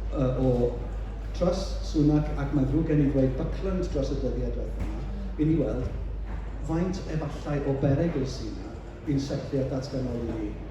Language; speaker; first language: Welsh; native; Welsh